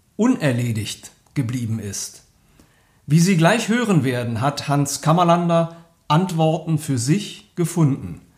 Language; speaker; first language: German; native; German